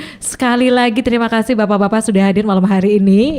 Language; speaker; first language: Indonesian; native; Indonesian